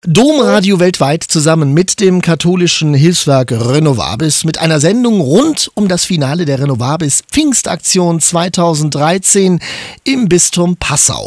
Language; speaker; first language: German; native; German